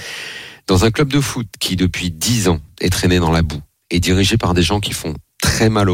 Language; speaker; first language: French; native; French